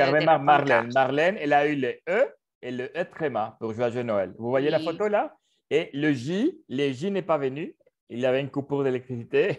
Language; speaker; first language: French; non-native, fluent; Spanish